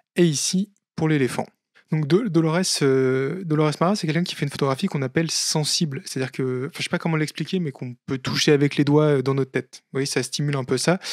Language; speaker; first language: French; native; French